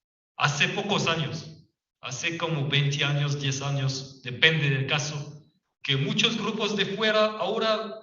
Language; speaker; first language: Spanish; non-native, fluent; French